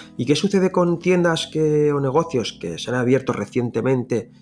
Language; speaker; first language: Spanish; non-native, local second language; Catalan